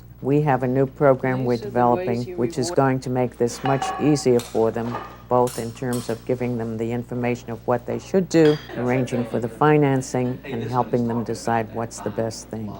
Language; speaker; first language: English; native; English